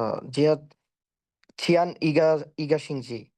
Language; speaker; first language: Chinese; non-native, learner; Bangla